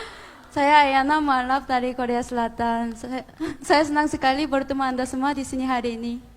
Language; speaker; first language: Indonesian; non-native, fluent; Korean